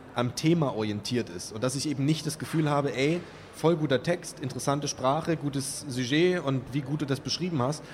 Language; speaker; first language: German; native; German